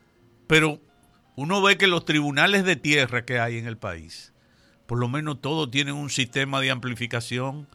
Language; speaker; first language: Spanish; native; Spanish